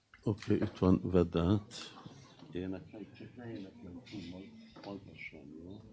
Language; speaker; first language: Hungarian; early bilingual, heritage; Hungarian